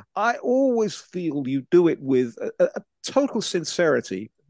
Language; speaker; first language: English; native; English